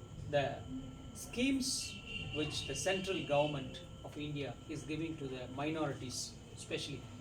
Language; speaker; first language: English; non-native, local second language; Tamil